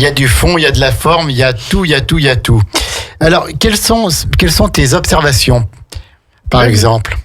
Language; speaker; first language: French; native; French